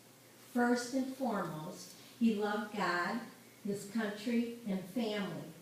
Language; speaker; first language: English; native; English